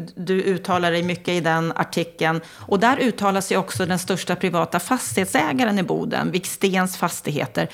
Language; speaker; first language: Swedish; native; Swedish